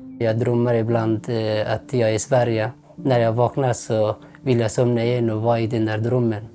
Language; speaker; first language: Swedish; non-native, fluent; Persian